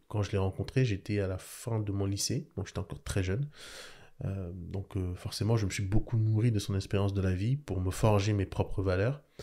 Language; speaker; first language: French; early bilingual, other home language; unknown